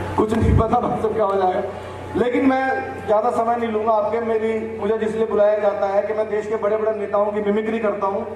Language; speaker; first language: Hindi; native; Hindi